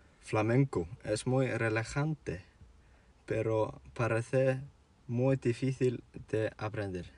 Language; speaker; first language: Spanish; non-native, learner; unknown